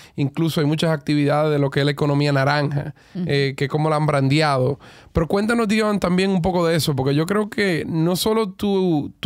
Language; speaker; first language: Spanish; native; Spanish